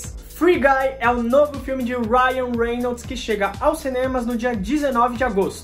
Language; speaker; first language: Portuguese; native; Portuguese